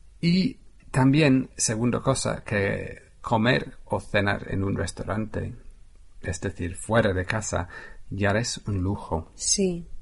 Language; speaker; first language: Spanish; non-native, fluent; English